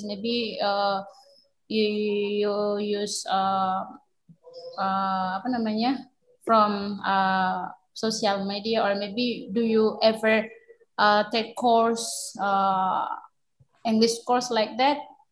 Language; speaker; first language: English; non-native, learner; Indonesian